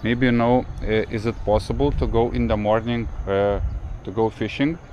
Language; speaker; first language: English; non-native, learner; Lithuanian